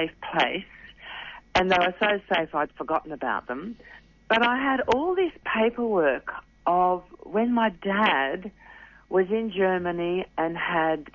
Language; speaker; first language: English; native; English